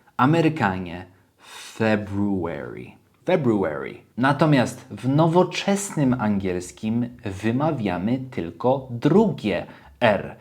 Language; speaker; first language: Polish; early bilingual, heritage; Polish